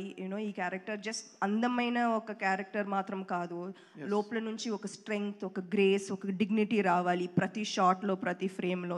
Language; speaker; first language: Telugu; non-native, fluent; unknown